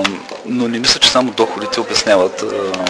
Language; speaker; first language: Bulgarian; native; Bulgarian